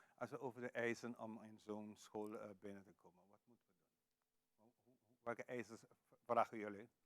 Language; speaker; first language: Dutch; non-native, local second language; Papiamento